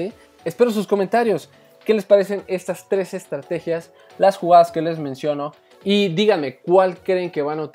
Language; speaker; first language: Spanish; native; Spanish